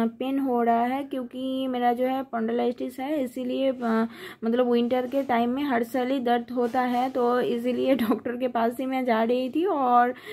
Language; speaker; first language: Hindi; non-native, local second language; Bangla